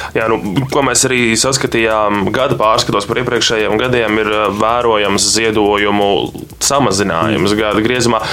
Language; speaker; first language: Latvian; native; Latvian